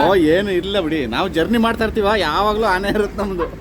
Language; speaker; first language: Kannada; native; Kannada